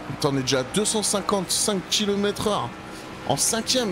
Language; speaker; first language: French; native; French